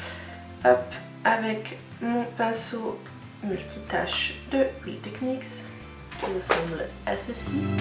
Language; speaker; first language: French; native; French